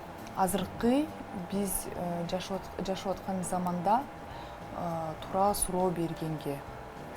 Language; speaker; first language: Kyrgyz; non-native, local second language; Russian